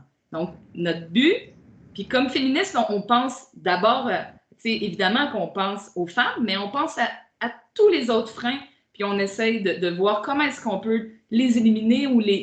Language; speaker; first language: French; native; French